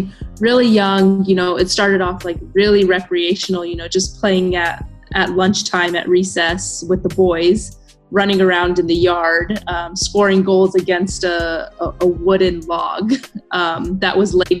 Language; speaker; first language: English; native; English